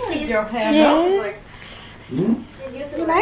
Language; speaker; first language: English; non-native, learner; Turkish